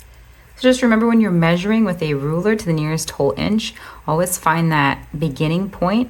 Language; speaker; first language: English; native; English